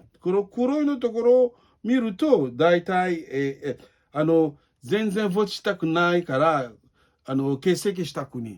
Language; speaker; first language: Japanese; non-native, learner; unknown